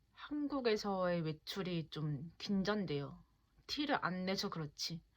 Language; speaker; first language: Korean; native; Korean